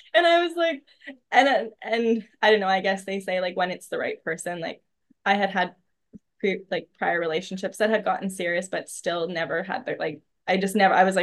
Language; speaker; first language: English; native; English